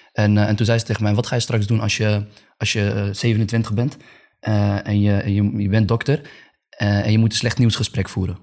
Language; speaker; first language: Dutch; early bilingual, other home language; Arabic